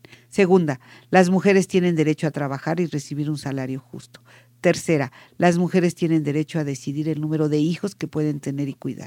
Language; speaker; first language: Spanish; native; Spanish